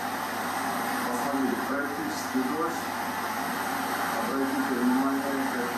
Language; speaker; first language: Russian; native; Russian